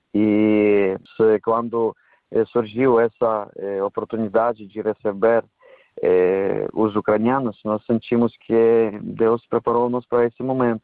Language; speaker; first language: Portuguese; non-native, fluent; Ukrainian